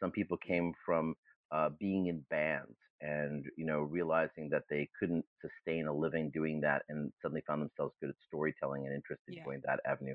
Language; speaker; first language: English; early bilingual, other home language; German